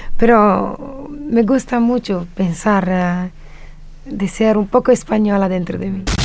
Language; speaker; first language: Spanish; non-native, fluent; Italian